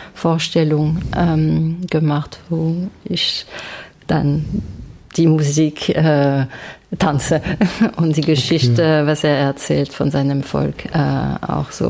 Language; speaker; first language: German; non-native, fluent; French